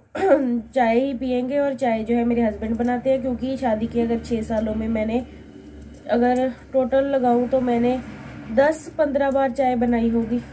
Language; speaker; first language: Hindi; native; Hindi